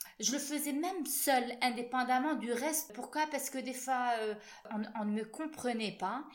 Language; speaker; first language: French; non-native, local second language; Arabic